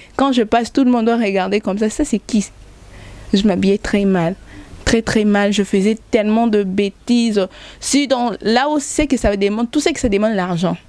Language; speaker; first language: French; non-native, local second language; Lingala